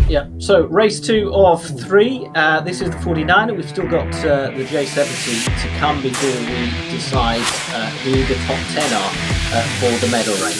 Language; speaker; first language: English; native; English